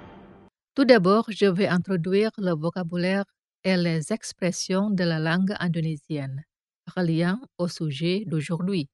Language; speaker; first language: French; non-native, fluent; Indonesian